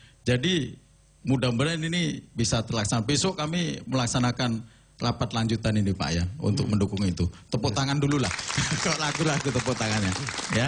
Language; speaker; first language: Indonesian; non-native, local second language; Javanese